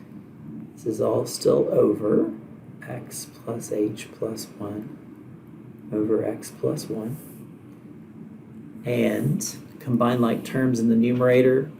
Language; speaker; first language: English; native; English